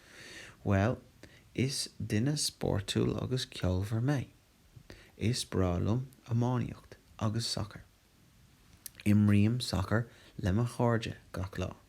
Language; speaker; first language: Irish; non-native, local second language; English